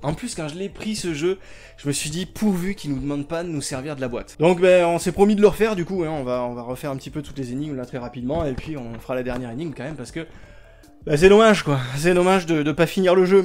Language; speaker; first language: French; native; French